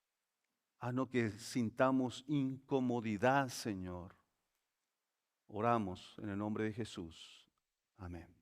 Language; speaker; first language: Spanish; native; Spanish